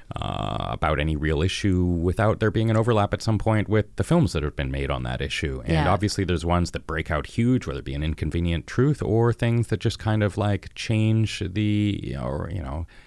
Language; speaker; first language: English; native; English